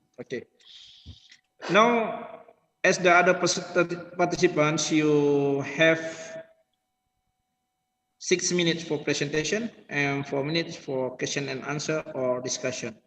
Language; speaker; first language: English; non-native, learner; Indonesian